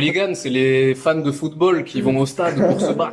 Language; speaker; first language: French; native; French